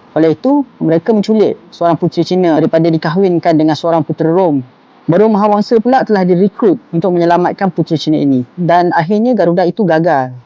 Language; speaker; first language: Malay; native; Malay